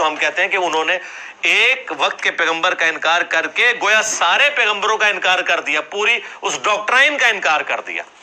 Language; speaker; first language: Urdu; non-native, local second language; Punjabi